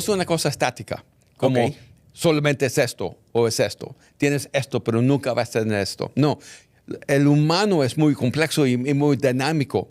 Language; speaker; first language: Spanish; early bilingual, heritage; English